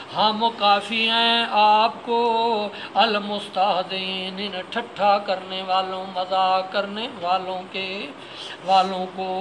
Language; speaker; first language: Urdu; non-native, local second language; Punjabi